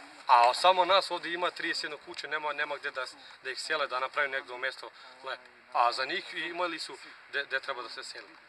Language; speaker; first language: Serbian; non-native, local second language; Romany